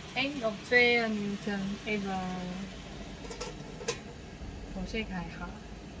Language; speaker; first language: Dutch; non-native, learner; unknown